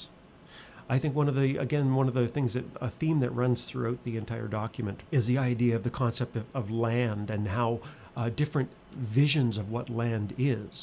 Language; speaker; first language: English; native; English